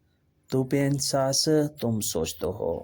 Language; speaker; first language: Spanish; non-native, learner; Urdu